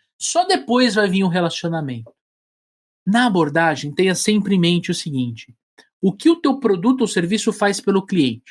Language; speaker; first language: Portuguese; native; Portuguese